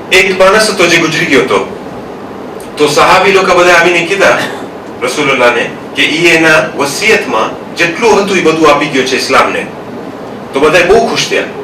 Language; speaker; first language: Gujarati; early bilingual, heritage; Gujarati